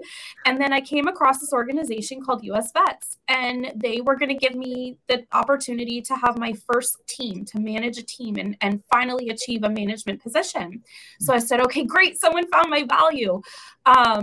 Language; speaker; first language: English; native; English